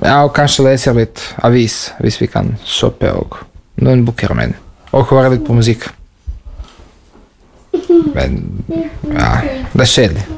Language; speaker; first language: Norwegian; non-native, learner; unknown